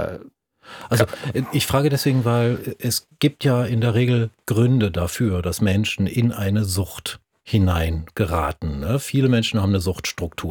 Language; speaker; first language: German; native; German